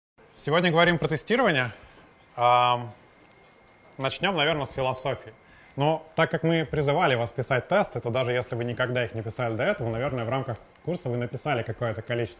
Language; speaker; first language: Russian; native; Russian